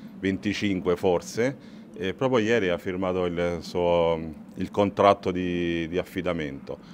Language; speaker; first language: Italian; native; Italian